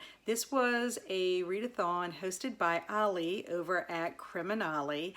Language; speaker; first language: English; native; English